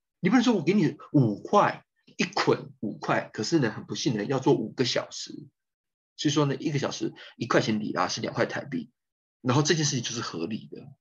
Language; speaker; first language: Chinese; native; Chinese